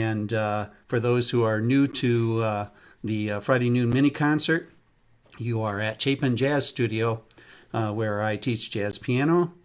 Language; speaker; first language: English; native; English